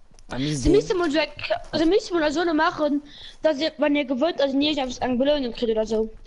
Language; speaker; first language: German; non-native, local second language; Luxembourgish